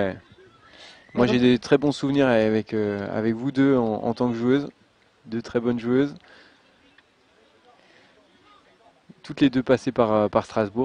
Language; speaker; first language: French; native; French